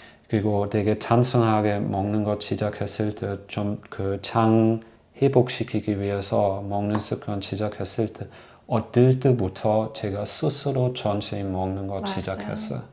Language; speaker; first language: Korean; non-native, fluent; German